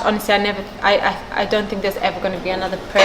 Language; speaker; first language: English; non-native, local second language; Maltese